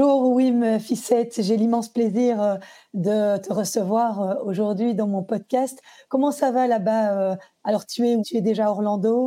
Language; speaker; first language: French; native; French